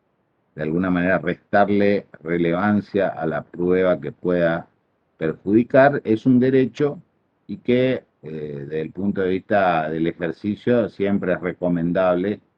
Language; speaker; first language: Spanish; native; Spanish